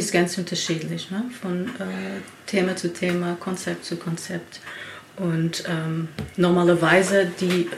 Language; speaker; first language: German; non-native, learner; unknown